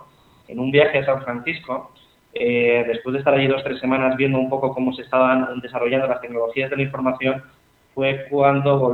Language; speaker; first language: Spanish; native; Spanish